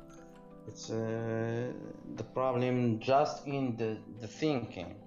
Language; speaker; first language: English; non-native, learner; Arabic